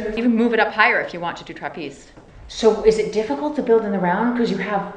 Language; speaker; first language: English; native; English